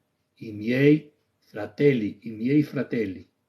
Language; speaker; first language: Italian; non-native, fluent; Arabic